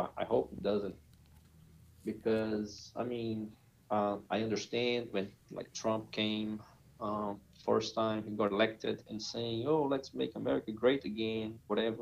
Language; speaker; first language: English; non-native, fluent; Portuguese